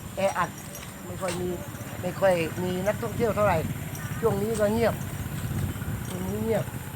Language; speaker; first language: Thai; native; Thai